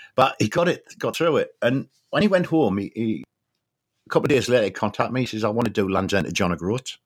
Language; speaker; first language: English; native; English